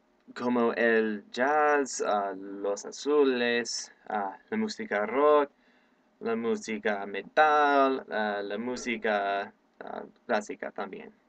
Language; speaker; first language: Spanish; non-native, learner; English